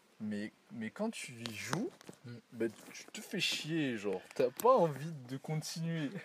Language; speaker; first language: French; early bilingual, other home language; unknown